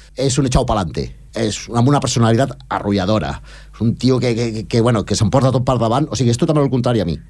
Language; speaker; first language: Catalan; native; Catalan